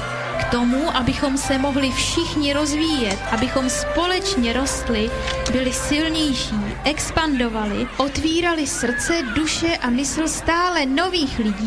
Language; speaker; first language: Czech; native; Czech